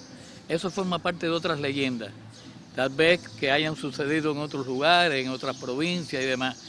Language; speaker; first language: Spanish; native; Spanish